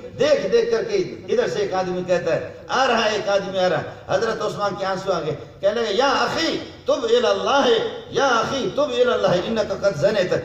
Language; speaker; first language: Urdu; non-native, local second language; Brahui